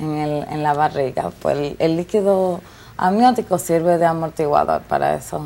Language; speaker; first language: Spanish; native; Spanish